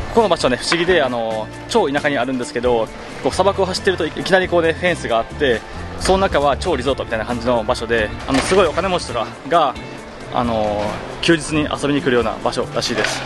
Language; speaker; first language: Japanese; native; Japanese